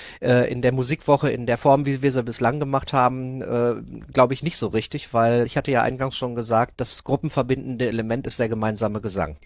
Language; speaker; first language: German; native; German